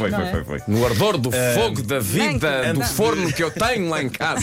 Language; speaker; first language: Portuguese; native; Portuguese